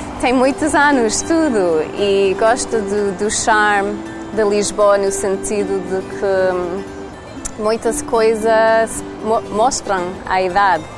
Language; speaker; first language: Portuguese; non-native, learner; English